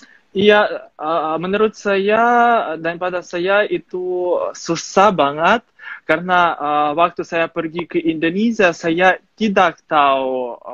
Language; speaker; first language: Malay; non-native, fluent; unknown